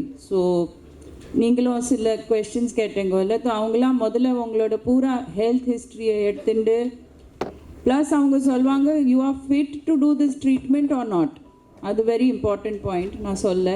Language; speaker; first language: Tamil; non-native, local second language; Hindi